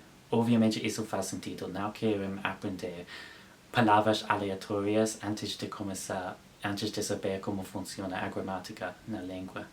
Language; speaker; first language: Portuguese; non-native, learner; English